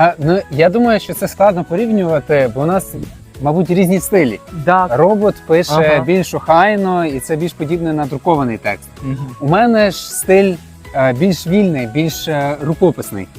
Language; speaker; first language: Ukrainian; native; Ukrainian